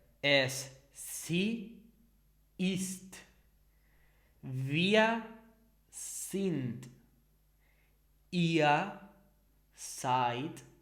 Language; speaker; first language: German; non-native, learner; Spanish